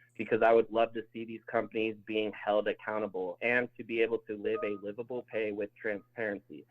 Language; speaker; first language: English; native; English